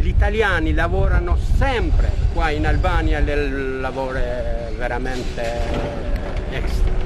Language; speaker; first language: Italian; non-native, learner; Albanian